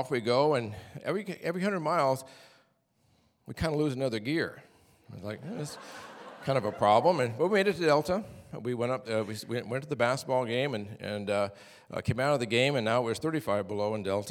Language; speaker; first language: English; native; English